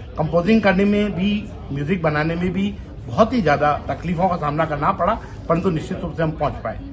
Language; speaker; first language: Hindi; non-native, local second language; Sindhi